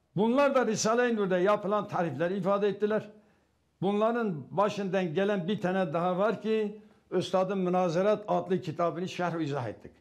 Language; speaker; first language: Turkish; non-native, local second language; Kurdish